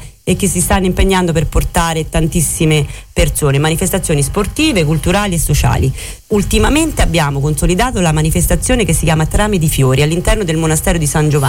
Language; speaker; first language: Italian; native; Italian